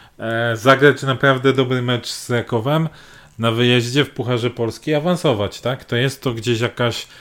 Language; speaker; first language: Polish; native; Polish